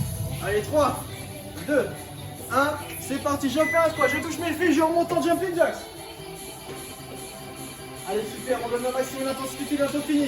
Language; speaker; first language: French; native; French